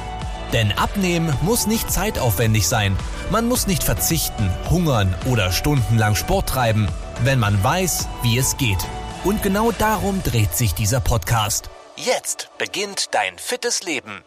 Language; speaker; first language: German; native; German